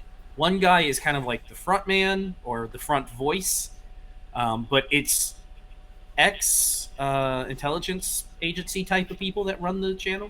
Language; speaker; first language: English; native; English